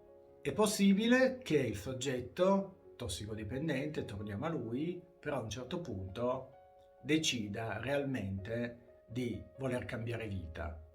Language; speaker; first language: Italian; native; Italian